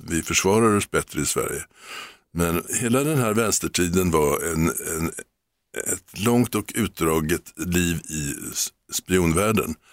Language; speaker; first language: Swedish; native; Swedish